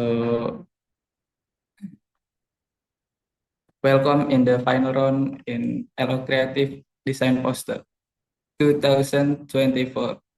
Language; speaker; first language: English; non-native, learner; Indonesian